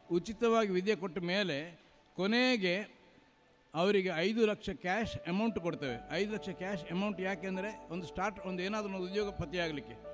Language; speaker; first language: Kannada; non-native, local second language; Marathi